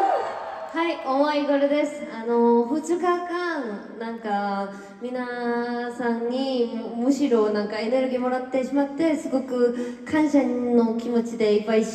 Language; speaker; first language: Japanese; non-native, learner; Korean